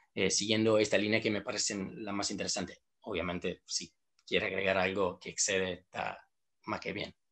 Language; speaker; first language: Spanish; non-native, fluent; Italian